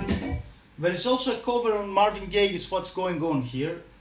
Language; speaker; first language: English; non-native, fluent; Greek